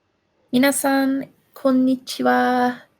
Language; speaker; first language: Japanese; non-native, learner; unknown